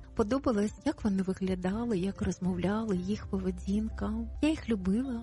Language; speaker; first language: Ukrainian; native; Ukrainian